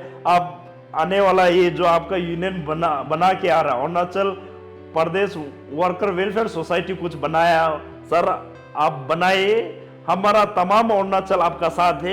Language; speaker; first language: Hindi; non-native, local second language; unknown